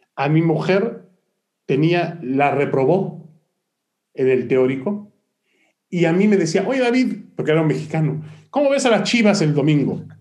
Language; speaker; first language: Spanish; early bilingual, other home language; Hebrew